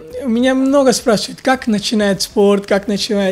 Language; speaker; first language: Russian; non-native, fluent; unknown